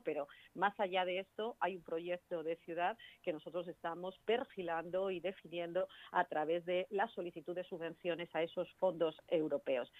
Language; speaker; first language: Spanish; native; Spanish